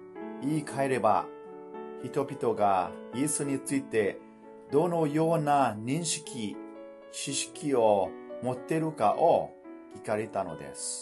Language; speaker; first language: Japanese; non-native, fluent; Burmese